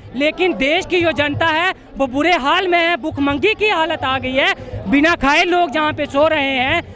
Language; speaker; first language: Hindi; native; Hindi